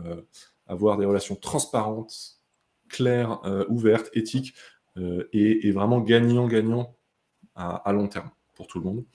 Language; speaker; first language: French; native; French